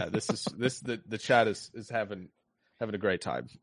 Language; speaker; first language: English; native; English